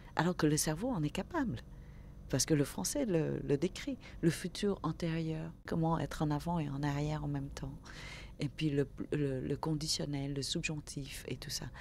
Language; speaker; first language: French; early bilingual, other home language; Vietnamese